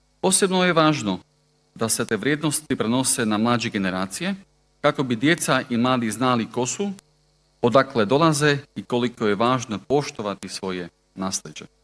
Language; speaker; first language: Bosnian; non-native, fluent; Slovak